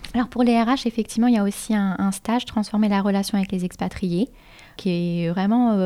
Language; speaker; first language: French; native; French